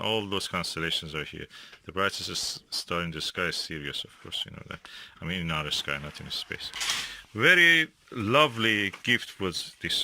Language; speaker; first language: English; non-native, fluent; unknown